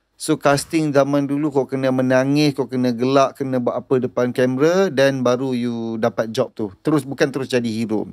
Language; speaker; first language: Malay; native; Malay